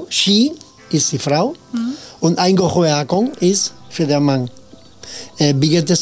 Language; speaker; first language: German; non-native, learner; Spanish